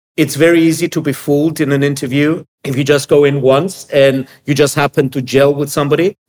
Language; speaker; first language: English; early bilingual, other home language; Greek